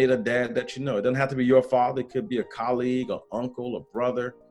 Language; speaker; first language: English; native; English